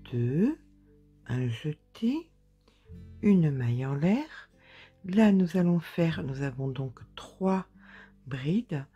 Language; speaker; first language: French; native; French